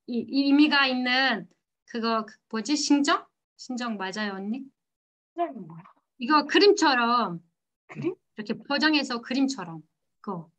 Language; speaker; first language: Korean; non-native, learner; Turkish